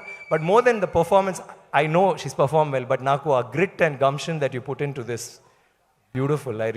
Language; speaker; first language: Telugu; non-native, learner; Tamil